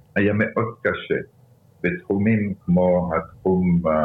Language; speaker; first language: Hebrew; early bilingual, other home language; Arabic